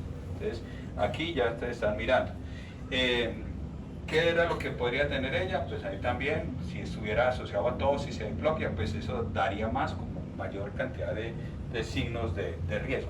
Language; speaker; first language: Spanish; native; Spanish